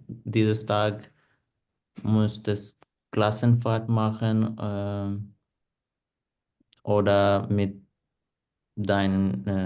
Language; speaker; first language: German; non-native, learner; Punjabi